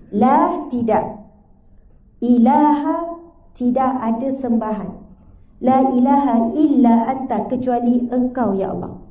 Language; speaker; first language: Malay; native; Malay